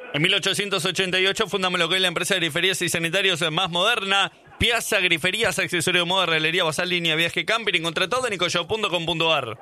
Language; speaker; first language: Spanish; native; Spanish